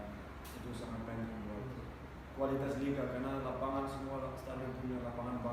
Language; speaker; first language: Indonesian; non-native, fluent; Dutch